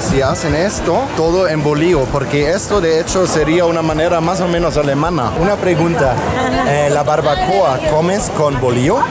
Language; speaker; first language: Spanish; non-native, fluent; German